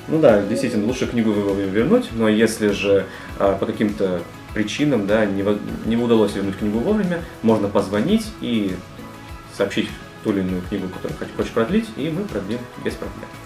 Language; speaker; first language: Russian; native; Russian